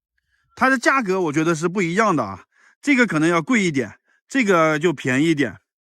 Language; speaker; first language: Chinese; native; Chinese